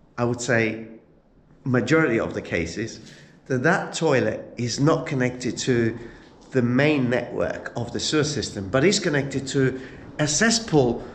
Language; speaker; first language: English; non-native, fluent; Italian